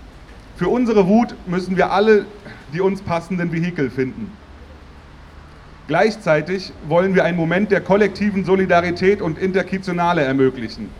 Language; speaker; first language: German; native; German